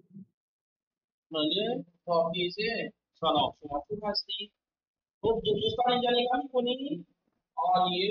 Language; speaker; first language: Persian; non-native, fluent; Urdu